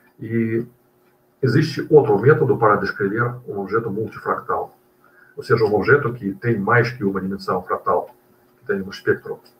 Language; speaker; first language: Portuguese; non-native, fluent; Russian